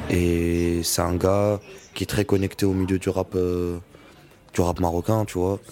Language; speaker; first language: French; non-native, local second language; Arabic